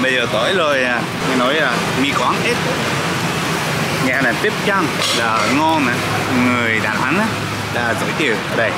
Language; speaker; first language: Vietnamese; non-native, learner; Japanese